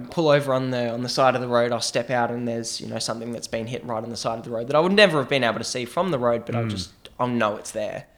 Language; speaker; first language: English; native; English